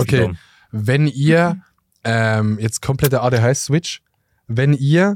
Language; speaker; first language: German; native; German